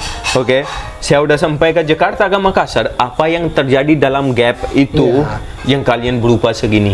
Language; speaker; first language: Indonesian; non-native, fluent; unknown